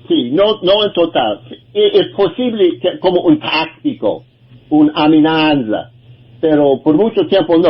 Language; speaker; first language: Spanish; non-native, learner; English